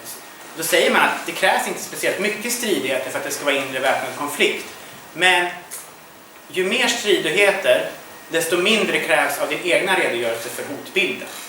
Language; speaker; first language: Swedish; native; Swedish